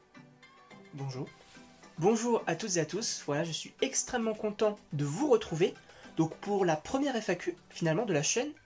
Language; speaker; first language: French; native; French